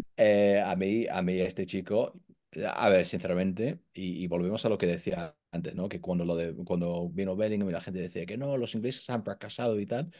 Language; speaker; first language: Spanish; non-native, fluent; English